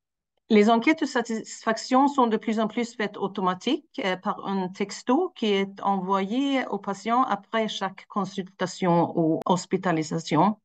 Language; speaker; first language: French; non-native, fluent; Swedish